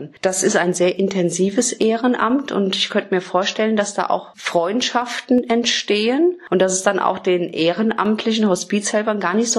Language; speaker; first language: German; native; German